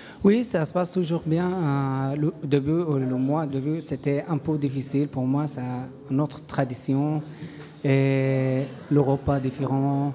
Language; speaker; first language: French; non-native, learner; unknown